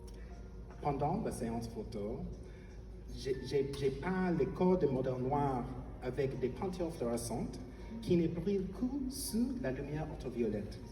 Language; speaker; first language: French; non-native, fluent; English